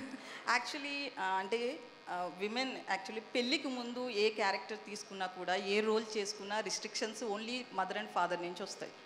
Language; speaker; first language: Telugu; native; Telugu